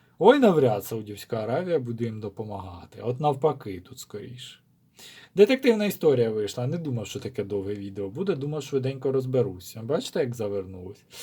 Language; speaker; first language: Ukrainian; non-native, local second language; Russian